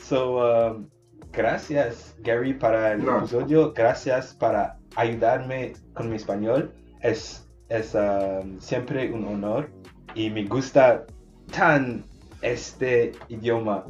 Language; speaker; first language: Spanish; non-native, learner; English